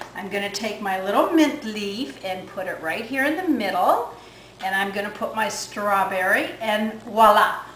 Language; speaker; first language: English; native; English